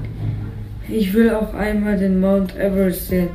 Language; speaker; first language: German; early bilingual, other home language; Arabic